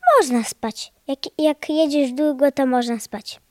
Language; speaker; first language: Polish; early bilingual, heritage; Polish